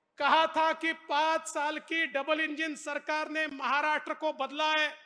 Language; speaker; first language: Hindi; non-native, local second language; Marathi